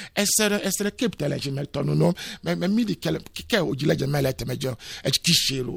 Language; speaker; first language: Hungarian; non-native, fluent; Yoruba